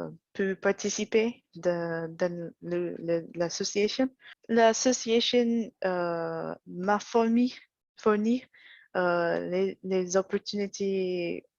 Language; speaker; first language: French; non-native, learner; English